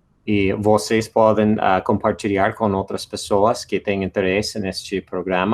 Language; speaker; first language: Portuguese; non-native, fluent; English